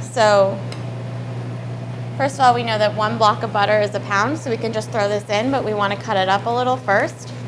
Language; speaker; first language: English; native; English